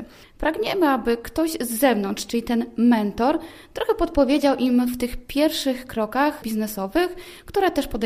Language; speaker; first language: Polish; native; Polish